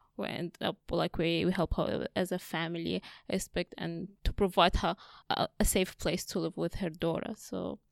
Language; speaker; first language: English; non-native, fluent; Arabic